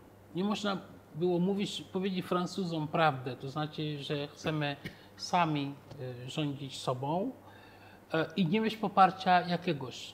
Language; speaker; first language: Polish; non-native, fluent; Wolof